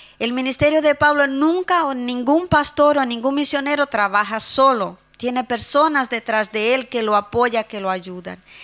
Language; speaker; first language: Spanish; non-native, fluent; Portuguese